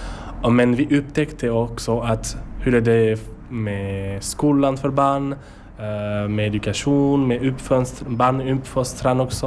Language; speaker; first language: Swedish; non-native, learner; French